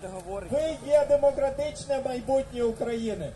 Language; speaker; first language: Ukrainian; non-native, learner; German